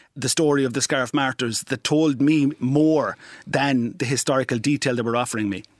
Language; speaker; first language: English; native; English